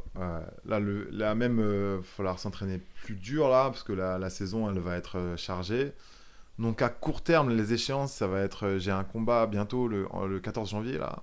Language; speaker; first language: French; native; French